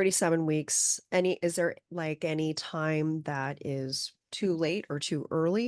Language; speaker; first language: English; native; English